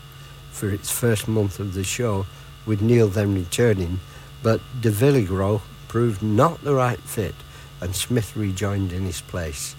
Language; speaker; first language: English; native; English